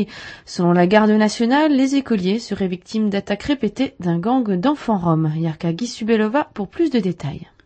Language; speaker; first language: French; native; French